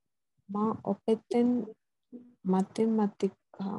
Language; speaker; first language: Finnish; non-native, learner; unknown